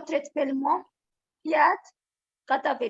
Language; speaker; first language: Russian; non-native, learner; Arabic